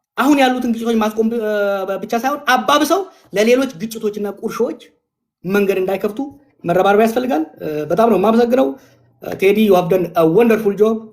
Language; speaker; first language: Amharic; non-native, local second language; Oromo